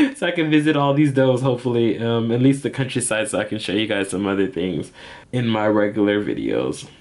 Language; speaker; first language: English; native; English